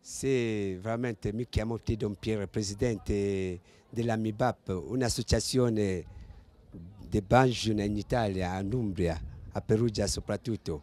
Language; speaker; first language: Italian; non-native, fluent; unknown